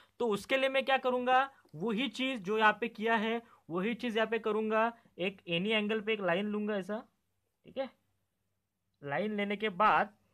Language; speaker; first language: Hindi; non-native, local second language; Marathi